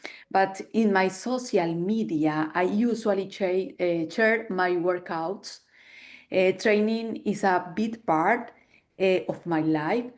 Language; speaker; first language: English; non-native, learner; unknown